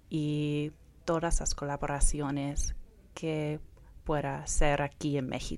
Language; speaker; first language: Spanish; non-native, fluent; English